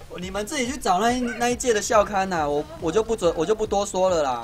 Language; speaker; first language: Chinese; native; Chinese